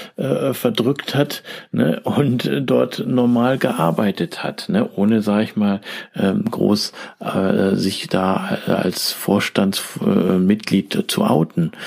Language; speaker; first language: German; native; German